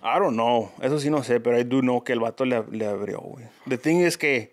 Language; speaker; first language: Spanish; early bilingual, heritage; Spanish